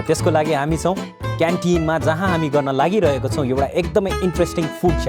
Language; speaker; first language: Nepali; native; Nepali